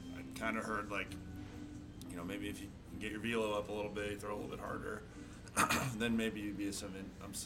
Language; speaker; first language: English; native; English